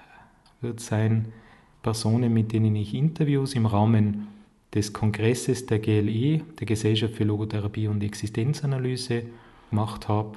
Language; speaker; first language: German; native; German